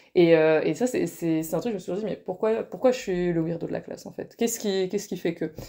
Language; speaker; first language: French; native; French